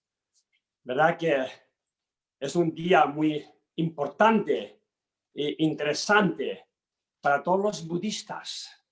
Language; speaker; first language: Spanish; non-native, learner; Tibetan